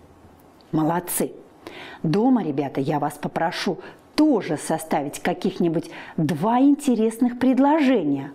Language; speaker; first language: Russian; native; Russian